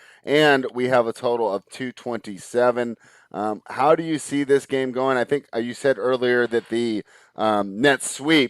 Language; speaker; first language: English; native; English